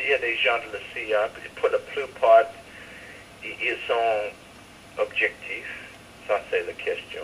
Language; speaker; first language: French; non-native, fluent; English